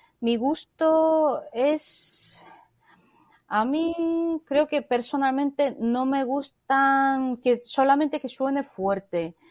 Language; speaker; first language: Spanish; non-native, fluent; Korean